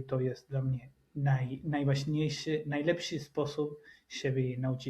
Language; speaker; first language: Polish; non-native, learner; Spanish